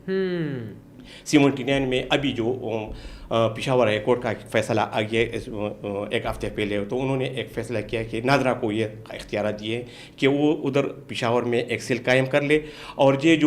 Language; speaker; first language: Urdu; non-native, local second language; Pashto